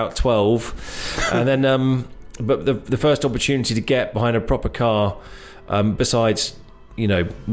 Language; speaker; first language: English; native; English